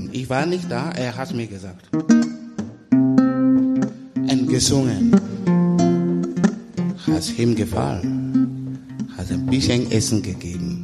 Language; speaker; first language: German; non-native, learner; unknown